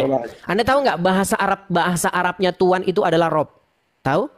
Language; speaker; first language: Indonesian; native; Indonesian